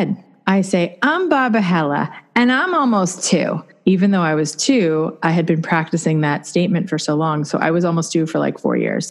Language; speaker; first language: English; native; English